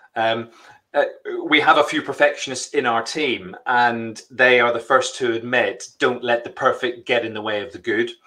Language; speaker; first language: English; native; English